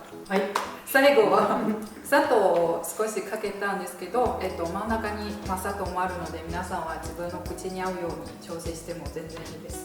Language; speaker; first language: Japanese; non-native, fluent; Chinese